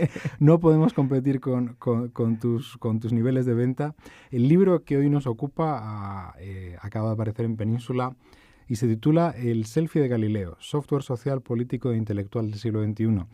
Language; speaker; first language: Spanish; native; Spanish